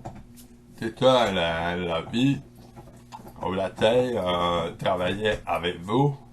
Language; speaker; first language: French; non-native, local second language; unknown